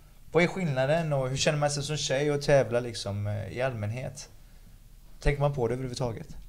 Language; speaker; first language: Swedish; native; Swedish